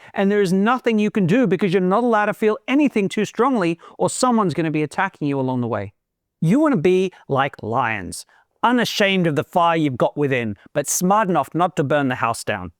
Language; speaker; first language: English; native; English